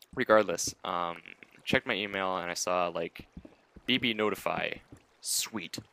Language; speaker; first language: English; native; English